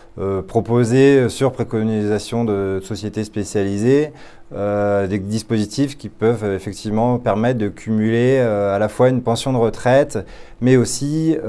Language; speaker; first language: French; native; French